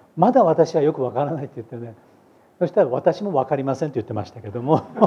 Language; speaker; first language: Japanese; native; Japanese